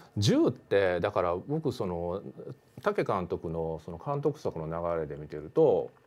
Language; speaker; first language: Japanese; native; Japanese